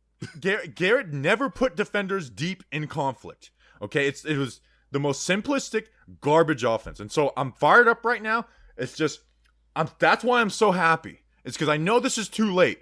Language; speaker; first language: English; native; English